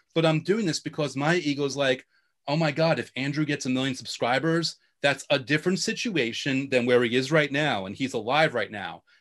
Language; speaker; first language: English; native; English